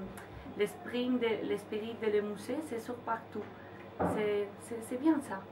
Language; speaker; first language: French; non-native, fluent; Spanish